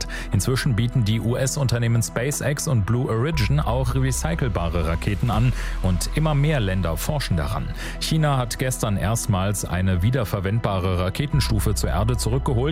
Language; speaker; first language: German; native; German